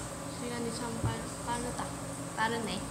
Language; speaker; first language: Korean; non-native, fluent; Thai